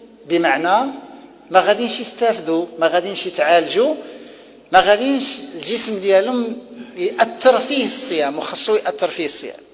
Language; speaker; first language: Arabic; native; Arabic